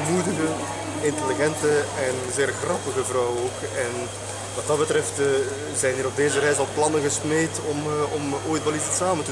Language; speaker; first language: Dutch; non-native, fluent; French